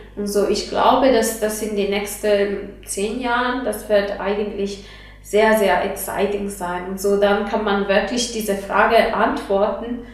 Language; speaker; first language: German; non-native, fluent; Italian